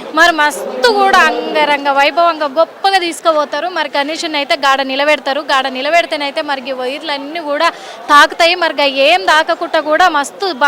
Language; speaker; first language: Telugu; native; Telugu